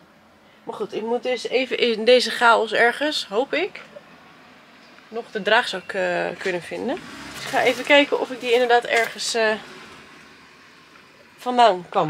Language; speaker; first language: Dutch; native; Dutch